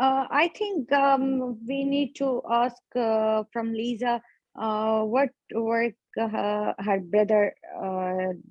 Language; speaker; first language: English; non-native, learner; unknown